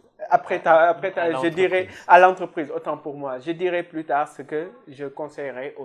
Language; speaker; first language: French; non-native, local second language; Wolof